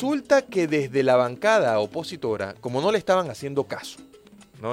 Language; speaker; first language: Spanish; native; Spanish